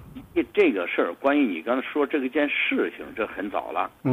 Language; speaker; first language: Chinese; native; Chinese